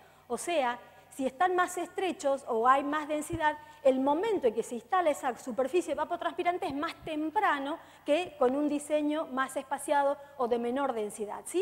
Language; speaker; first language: Spanish; native; Spanish